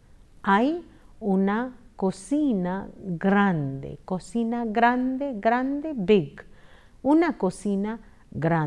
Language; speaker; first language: Spanish; non-native, fluent; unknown